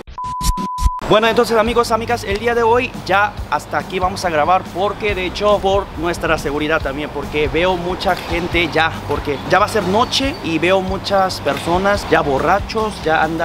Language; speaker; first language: Spanish; non-native, fluent; Korean